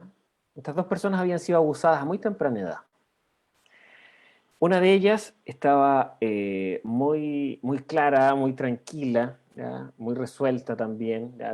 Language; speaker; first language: Spanish; native; Spanish